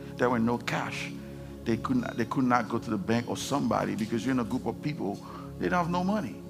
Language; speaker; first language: English; non-native, fluent; Haitian Creole